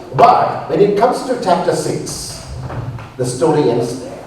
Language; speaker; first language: English; non-native, local second language; Malayalam